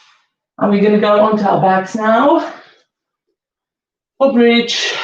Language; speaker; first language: English; native; English